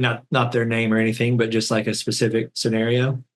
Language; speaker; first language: English; native; English